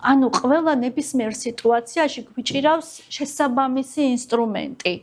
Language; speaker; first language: Georgian; native; Georgian